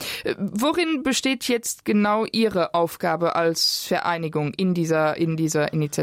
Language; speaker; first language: German; non-native, local second language; Luxembourgish